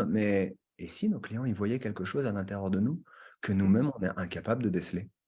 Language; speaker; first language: French; native; French